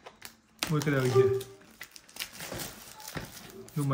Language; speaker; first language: Dutch; native; Dutch